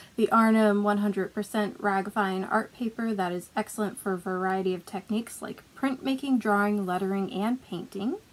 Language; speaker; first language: English; native; English